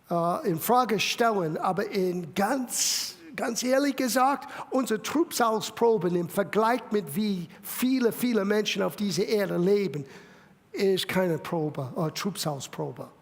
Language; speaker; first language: German; non-native, fluent; English